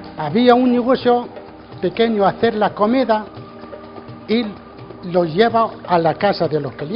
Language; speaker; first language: Spanish; non-native, learner; Arabic